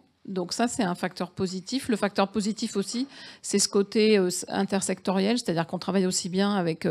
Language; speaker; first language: French; native; French